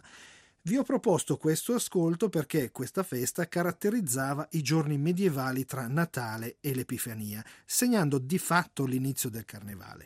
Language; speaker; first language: Italian; native; Italian